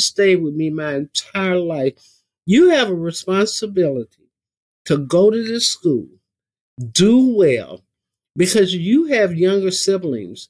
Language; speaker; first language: English; native; English